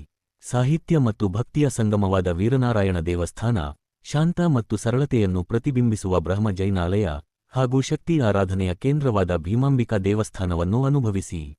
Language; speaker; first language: Kannada; native; Kannada